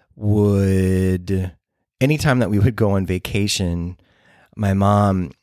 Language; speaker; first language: English; native; English